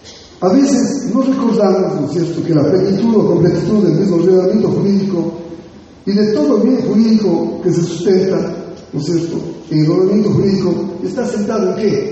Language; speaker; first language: Spanish; native; Spanish